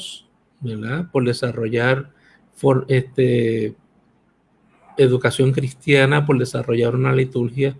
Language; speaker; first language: Spanish; native; Spanish